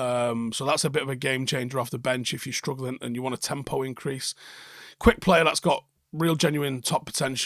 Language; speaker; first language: English; native; English